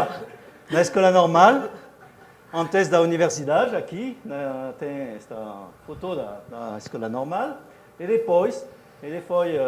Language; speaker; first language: Portuguese; non-native, fluent; French